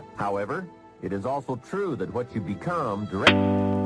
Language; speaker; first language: English; native; English